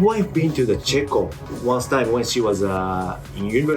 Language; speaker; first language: English; non-native, learner; Japanese